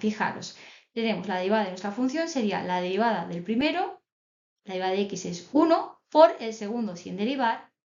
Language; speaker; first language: Spanish; native; Spanish